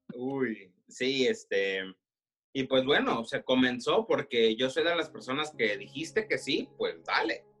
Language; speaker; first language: Spanish; early bilingual, heritage; Spanish